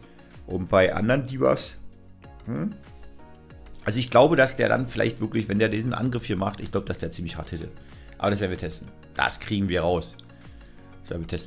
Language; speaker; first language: German; native; German